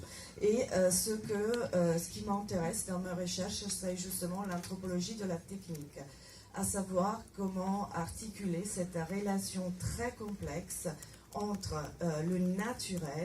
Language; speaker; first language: French; non-native, fluent; Italian